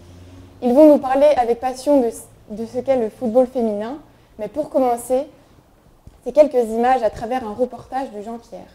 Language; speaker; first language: French; native; French